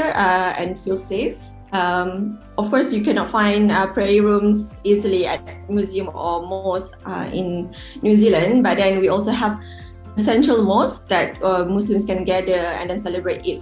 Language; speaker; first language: English; non-native, local second language; Malay